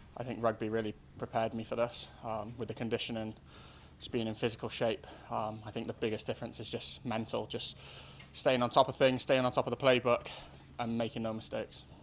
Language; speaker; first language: English; native; English